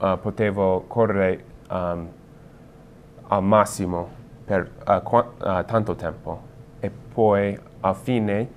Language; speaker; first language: Italian; non-native, learner; English